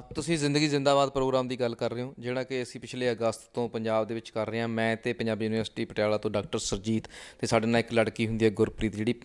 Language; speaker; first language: Punjabi; native; Punjabi